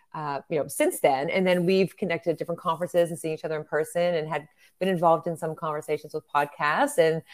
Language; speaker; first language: English; native; English